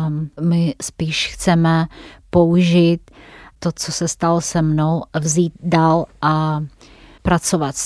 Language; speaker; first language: Czech; non-native, fluent; Russian